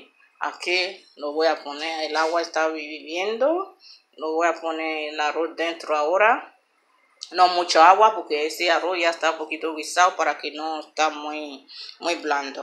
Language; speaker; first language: Spanish; non-native, learner; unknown